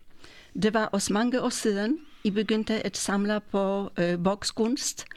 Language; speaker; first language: Danish; non-native, fluent; Polish